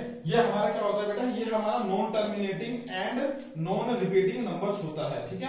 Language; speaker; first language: Hindi; native; Hindi